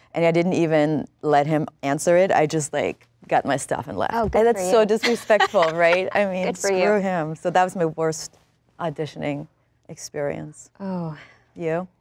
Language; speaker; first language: English; non-native, fluent; German